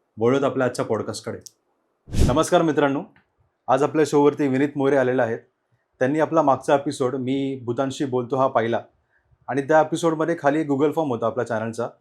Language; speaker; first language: Marathi; native; Marathi